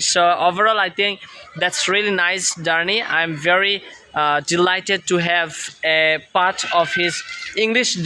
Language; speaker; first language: English; non-native, fluent; Bangla